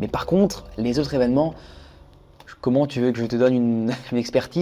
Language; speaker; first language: French; native; French